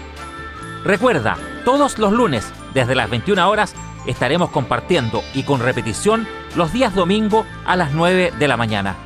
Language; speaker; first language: Spanish; native; Spanish